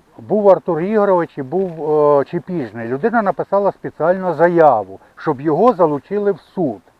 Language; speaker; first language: Ukrainian; native; Ukrainian